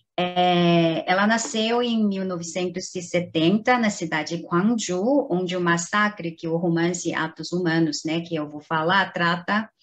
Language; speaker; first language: Portuguese; non-native, fluent; Korean